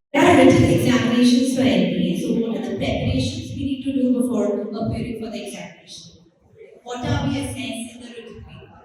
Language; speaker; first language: English; non-native, local second language; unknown